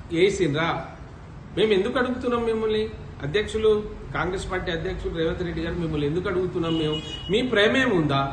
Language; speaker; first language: Telugu; non-native, local second language; Lambadi